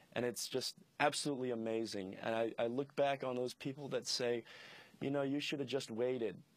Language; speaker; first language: English; native; English